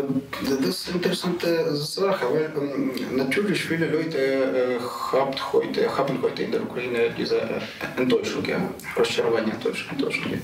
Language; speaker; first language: German; non-native, learner; Ukrainian